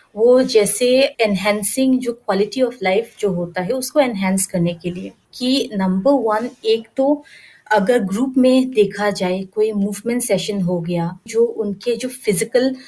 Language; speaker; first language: Hindi; non-native, local second language; Garo